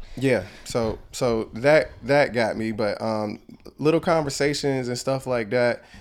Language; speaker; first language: English; native; English